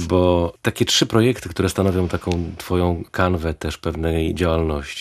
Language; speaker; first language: Polish; native; Polish